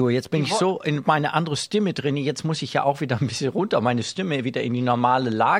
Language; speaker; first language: German; native; German